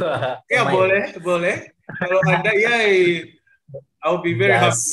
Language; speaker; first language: Indonesian; non-native, fluent; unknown